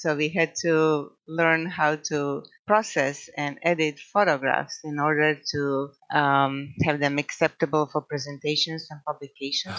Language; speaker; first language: English; non-native, fluent; Croatian